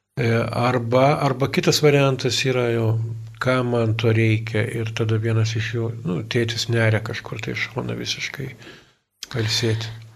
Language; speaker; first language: Lithuanian; native; Lithuanian